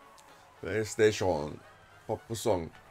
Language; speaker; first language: Japanese; non-native, learner; English